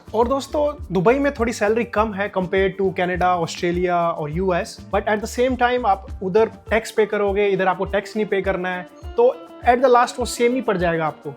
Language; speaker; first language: Hindi; native; Hindi